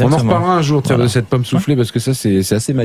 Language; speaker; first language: French; native; French